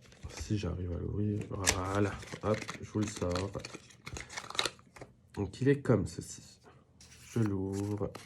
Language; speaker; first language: French; native; French